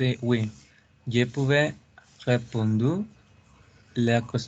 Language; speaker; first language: French; non-native, learner; Spanish